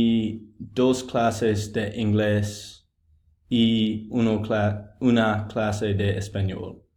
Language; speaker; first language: Spanish; non-native, learner; English